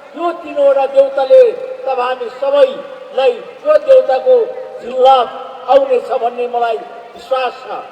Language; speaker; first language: Nepali; non-native, local second language; Eastern Tamang